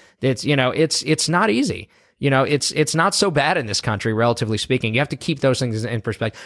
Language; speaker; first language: English; native; English